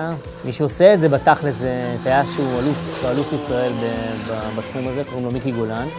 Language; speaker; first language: Hebrew; native; Hebrew